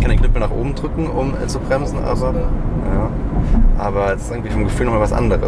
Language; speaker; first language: German; native; German